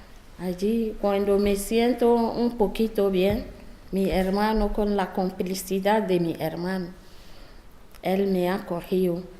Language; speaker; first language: Spanish; non-native, learner; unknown